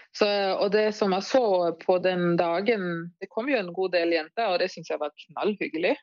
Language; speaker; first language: Norwegian; non-native, fluent; German